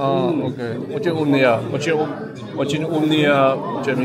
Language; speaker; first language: Russian; non-native, learner; Vietnamese